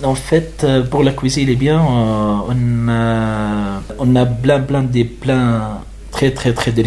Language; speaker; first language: French; non-native, learner; Arabic